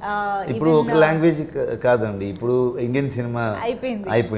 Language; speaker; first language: Telugu; non-native, learner; Kannada